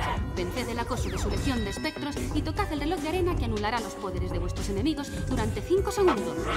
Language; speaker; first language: Spanish; native; Spanish